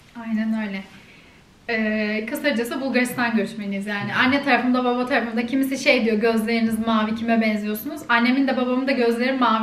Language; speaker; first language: Turkish; native; Turkish